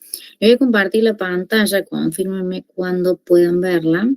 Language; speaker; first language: Spanish; native; Spanish